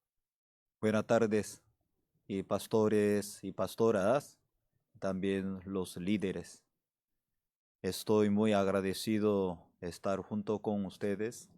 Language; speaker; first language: Spanish; non-native, fluent; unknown